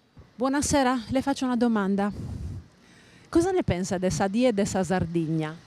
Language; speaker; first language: Italian; native; Italian